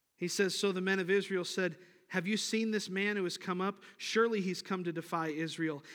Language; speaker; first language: English; native; English